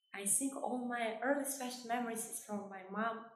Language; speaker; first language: English; non-native, fluent; Albanian